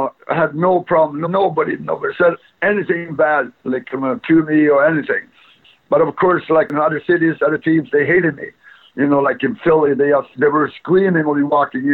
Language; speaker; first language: English; non-native, fluent; Swedish